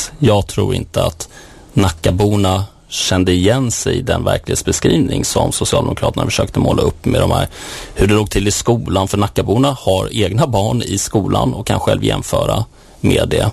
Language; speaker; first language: Swedish; native; Swedish